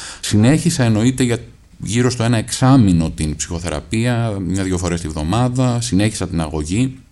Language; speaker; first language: Greek; native; Greek